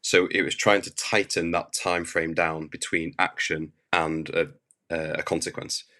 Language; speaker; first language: English; native; English